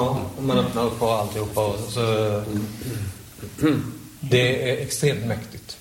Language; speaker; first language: Swedish; native; Swedish